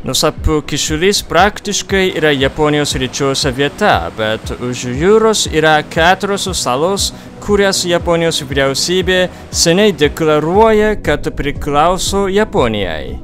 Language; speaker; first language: Lithuanian; non-native, fluent; Japanese